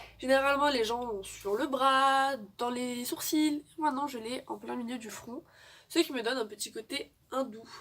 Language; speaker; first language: French; native; French